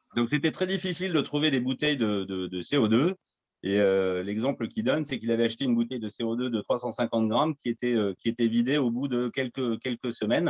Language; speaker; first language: French; native; French